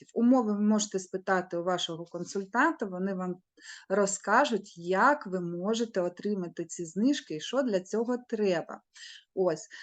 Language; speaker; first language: Ukrainian; non-native, local second language; Russian